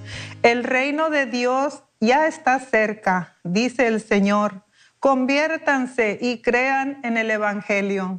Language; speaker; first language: Spanish; native; Spanish